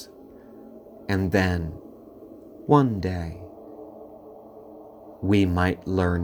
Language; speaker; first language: English; native; English